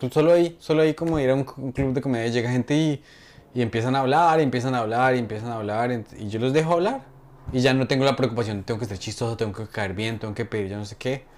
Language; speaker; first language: Spanish; native; Spanish